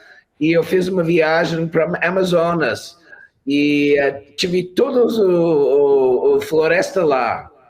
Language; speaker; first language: Portuguese; non-native, fluent; English